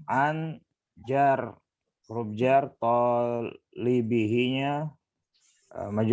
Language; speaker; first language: Arabic; non-native, learner; Indonesian